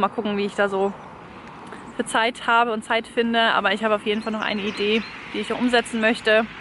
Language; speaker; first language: German; native; German